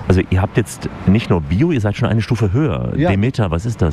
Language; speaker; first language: German; native; German